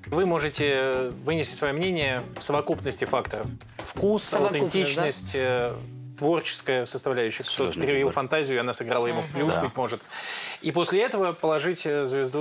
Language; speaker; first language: Russian; native; Russian